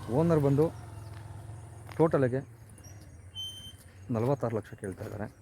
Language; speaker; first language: Kannada; native; Kannada